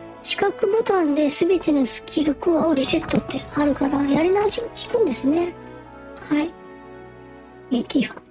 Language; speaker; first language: Japanese; native; Japanese